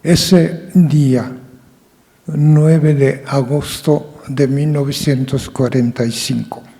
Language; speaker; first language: Spanish; non-native, fluent; Japanese